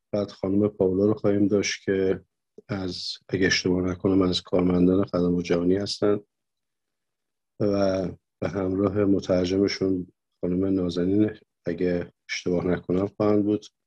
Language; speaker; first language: Persian; native; Persian